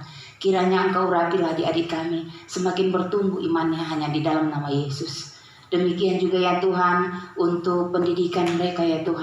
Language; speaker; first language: Indonesian; native; Indonesian